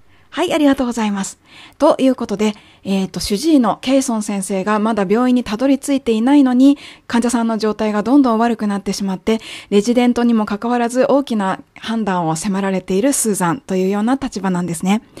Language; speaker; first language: Japanese; native; Japanese